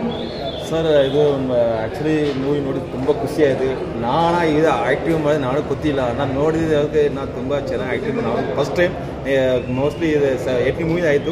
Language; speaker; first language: Kannada; non-native, learner; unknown